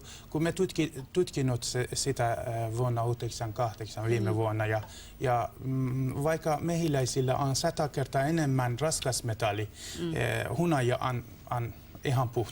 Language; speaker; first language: Finnish; non-native, learner; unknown